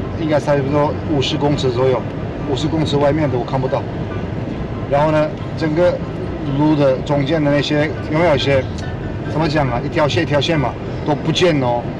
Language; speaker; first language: Chinese; non-native, fluent; Turkish